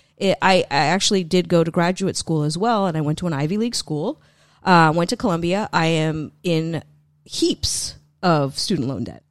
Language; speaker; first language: English; early bilingual, other home language; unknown